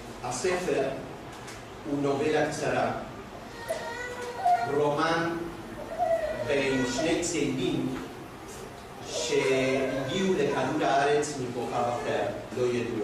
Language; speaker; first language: Hebrew; non-native, fluent; Spanish